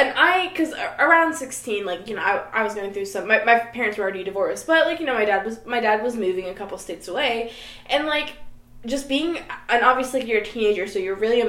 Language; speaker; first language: English; native; English